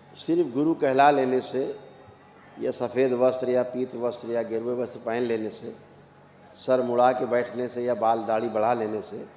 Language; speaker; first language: Hindi; native; Hindi